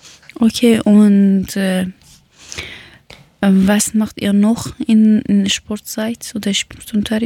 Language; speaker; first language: German; non-native, fluent; Persian